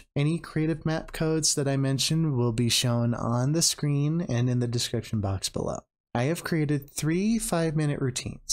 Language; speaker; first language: English; native; English